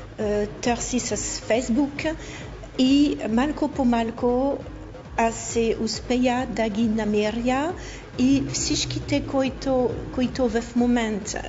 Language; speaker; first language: Bulgarian; non-native, fluent; French